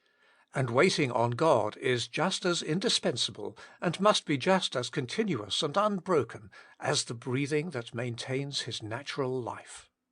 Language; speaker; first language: English; native; English